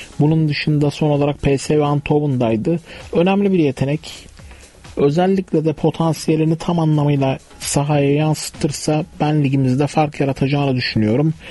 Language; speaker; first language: Turkish; native; Turkish